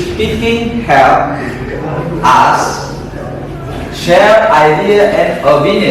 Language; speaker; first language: English; non-native, learner; Indonesian